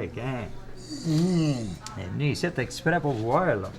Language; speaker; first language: French; native; French